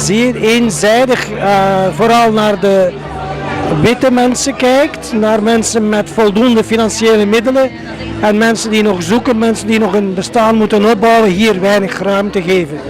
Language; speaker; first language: Dutch; native; Dutch